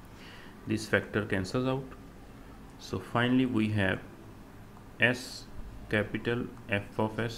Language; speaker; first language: English; non-native, local second language; Urdu